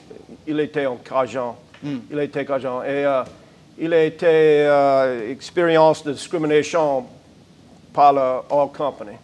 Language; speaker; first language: French; non-native, learner; English